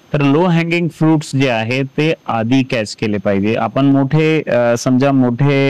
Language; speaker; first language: Marathi; non-native, fluent; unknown